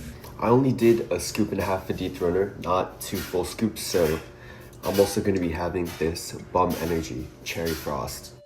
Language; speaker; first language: English; native; English